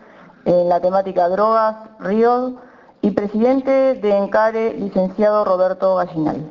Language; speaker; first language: Spanish; native; Spanish